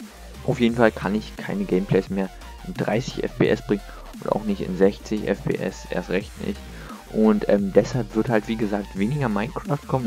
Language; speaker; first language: German; native; German